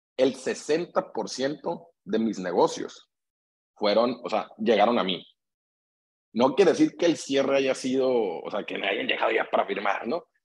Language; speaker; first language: Spanish; native; Spanish